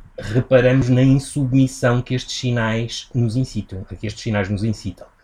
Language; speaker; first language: Portuguese; native; Portuguese